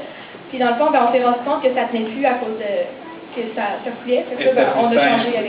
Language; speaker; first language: French; native; French